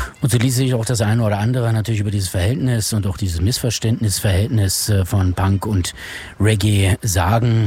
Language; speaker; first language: German; native; German